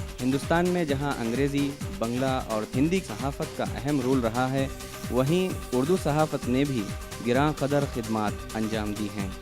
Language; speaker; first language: Urdu; native; Urdu